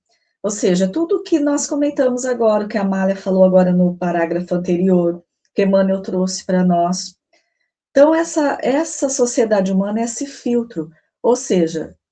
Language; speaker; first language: Portuguese; native; Portuguese